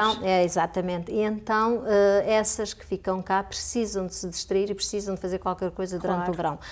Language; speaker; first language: Portuguese; native; Portuguese